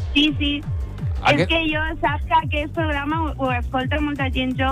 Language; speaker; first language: Catalan; non-native, local second language; Spanish